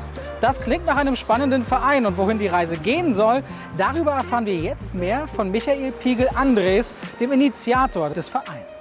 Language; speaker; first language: German; native; German